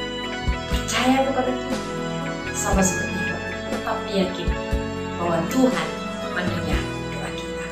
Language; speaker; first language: Indonesian; native; Indonesian